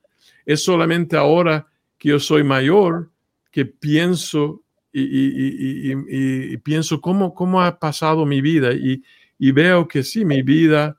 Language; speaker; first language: Spanish; early bilingual, heritage; Spanish